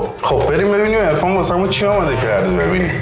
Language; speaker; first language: Persian; native; Persian